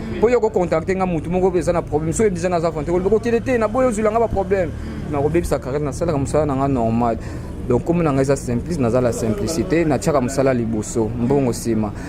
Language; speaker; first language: Lingala; non-native, local second language; Kongo